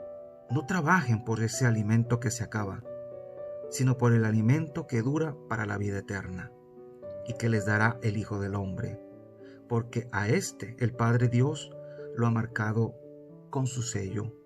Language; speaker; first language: Spanish; native; Spanish